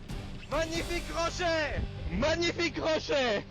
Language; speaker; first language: French; non-native, fluent; Italian